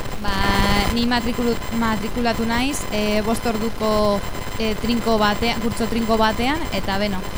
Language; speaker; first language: Basque; non-native, local second language; Spanish